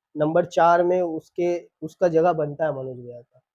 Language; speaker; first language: Hindi; non-native, local second language; Bangla